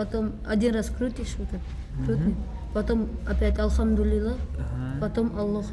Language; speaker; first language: Russian; non-native, local second language; Kazakh